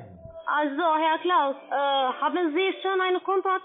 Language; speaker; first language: German; non-native, learner; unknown